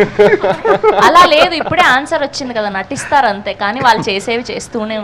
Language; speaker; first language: Telugu; native; Telugu